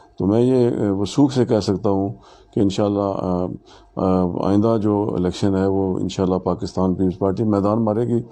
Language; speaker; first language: Urdu; non-native, local second language; Pahari-Potwari